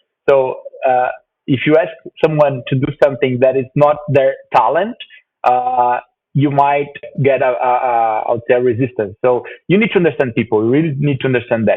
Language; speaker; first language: English; non-native, fluent; Portuguese